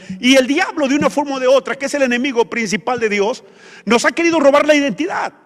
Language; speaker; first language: Spanish; native; Spanish